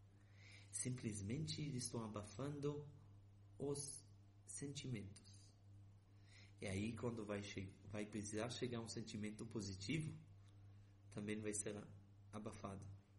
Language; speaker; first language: Portuguese; non-native, fluent; Hebrew